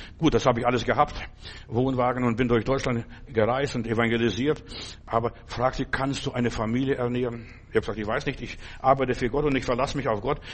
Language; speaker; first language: German; non-native, fluent; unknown